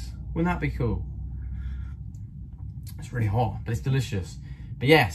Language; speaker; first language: English; native; English